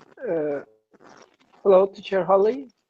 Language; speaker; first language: English; non-native, learner; Persian